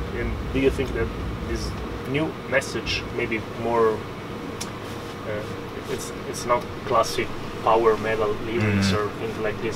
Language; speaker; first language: English; non-native, fluent; Italian